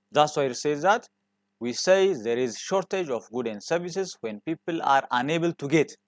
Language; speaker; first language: English; non-native, local second language; Amharic